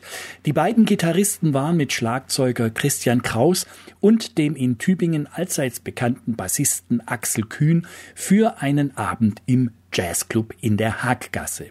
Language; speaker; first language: German; native; German